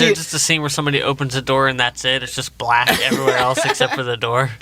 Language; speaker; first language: English; native; English